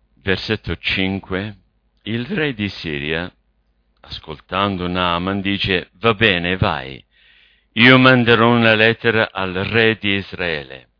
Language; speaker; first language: Italian; non-native, fluent; English